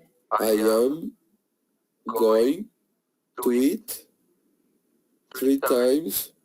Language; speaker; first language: English; non-native, learner; Spanish